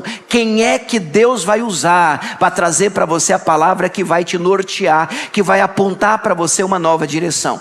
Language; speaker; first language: Portuguese; native; Portuguese